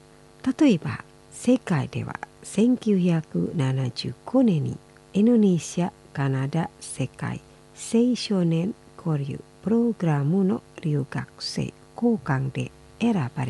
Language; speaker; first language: Japanese; non-native, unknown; Indonesian